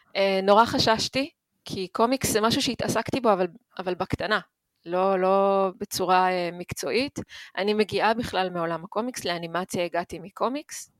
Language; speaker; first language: Hebrew; native; Hebrew